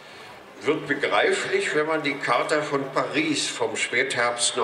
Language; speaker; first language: German; native; German